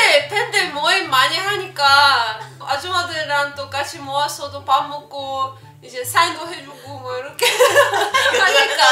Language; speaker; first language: Korean; non-native, fluent; Russian